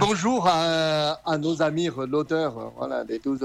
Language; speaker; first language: French; non-native, fluent; Chinese